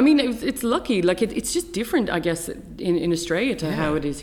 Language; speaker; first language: English; native; English